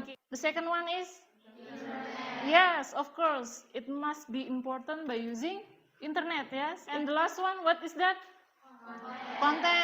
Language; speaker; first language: English; non-native, learner; Indonesian